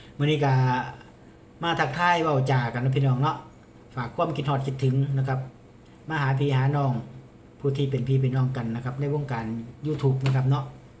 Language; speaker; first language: Thai; native; Thai